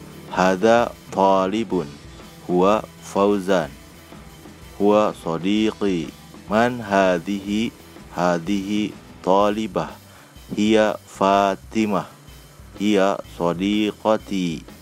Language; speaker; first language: Arabic; non-native, fluent; Indonesian